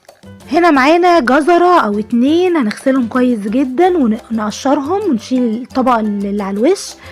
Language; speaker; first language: Arabic; native; Arabic